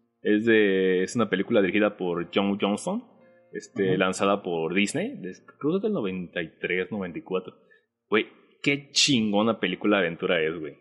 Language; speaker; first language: Spanish; native; Spanish